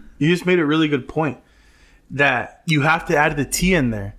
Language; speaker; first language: English; early bilingual, other home language; Spanish